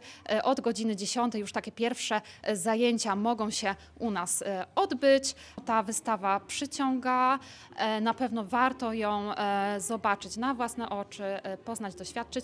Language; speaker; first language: Polish; native; Polish